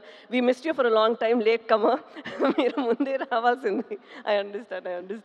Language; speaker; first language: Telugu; non-native, local second language; Tamil